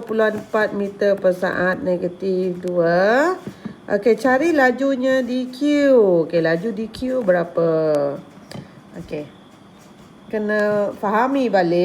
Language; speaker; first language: Malay; native; Malay